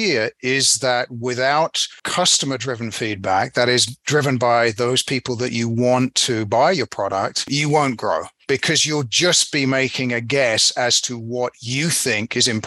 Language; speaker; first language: English; native; English